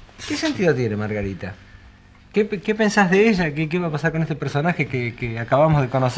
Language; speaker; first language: Spanish; native; Spanish